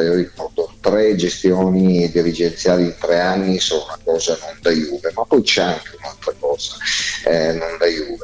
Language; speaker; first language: Italian; native; Italian